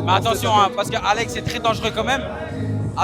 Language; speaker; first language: French; native; French